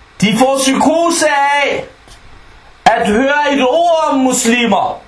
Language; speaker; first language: Danish; non-native, fluent; Arabic